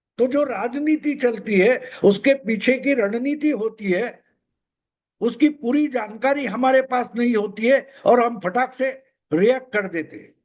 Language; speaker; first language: Hindi; non-native, local second language; Marathi